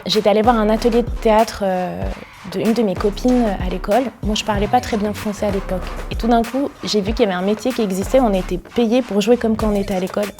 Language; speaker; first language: French; early bilingual, other home language; Arabic